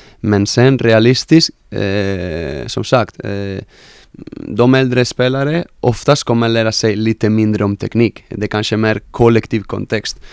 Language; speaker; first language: Swedish; non-native, fluent; Spanish